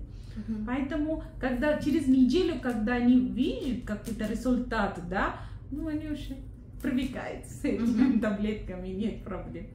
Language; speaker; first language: Russian; non-native, learner; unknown